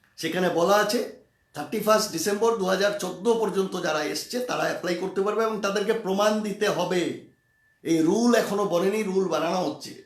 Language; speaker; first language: Bangla; native; Bangla